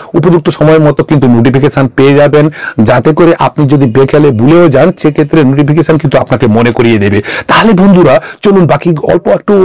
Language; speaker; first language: Bangla; non-native, local second language; Kok Borok